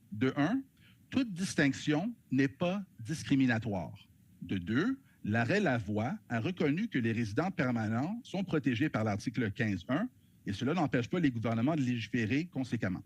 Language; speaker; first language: French; native; French